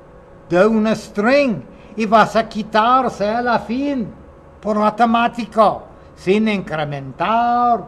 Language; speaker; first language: Spanish; non-native, fluent; English